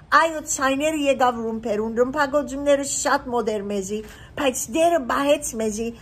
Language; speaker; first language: Armenian; early bilingual, heritage; Armenian